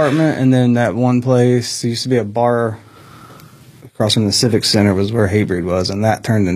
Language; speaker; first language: English; native; English